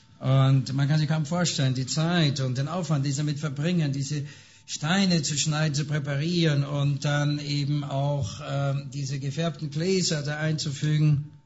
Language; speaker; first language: German; native; German